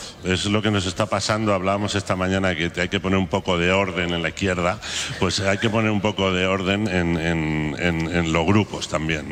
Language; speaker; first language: Spanish; native; Spanish